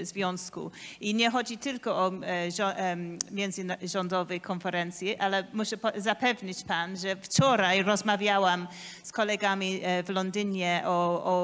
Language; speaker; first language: Polish; non-native, learner; English